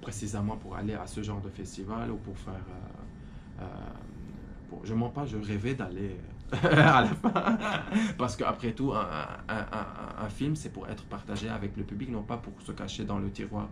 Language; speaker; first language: French; non-native, fluent; Arabic